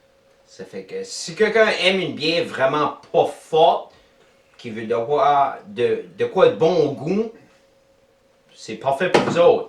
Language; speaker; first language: French; native; French